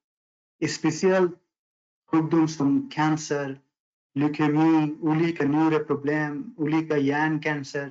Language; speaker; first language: Swedish; non-native, fluent; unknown